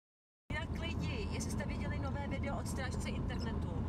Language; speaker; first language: Czech; native; Czech